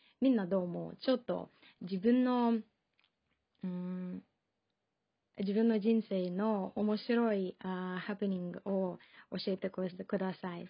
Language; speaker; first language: Japanese; non-native, fluent; Russian